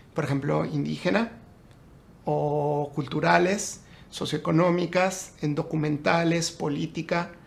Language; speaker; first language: Spanish; native; Spanish